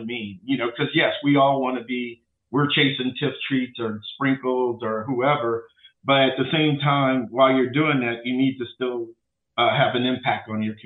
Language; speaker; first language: English; native; English